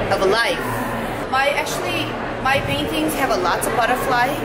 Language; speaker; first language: English; non-native, fluent; Korean